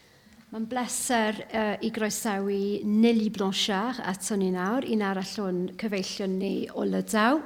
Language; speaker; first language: Welsh; native; Welsh